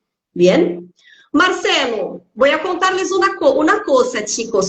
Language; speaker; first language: Spanish; non-native, fluent; Portuguese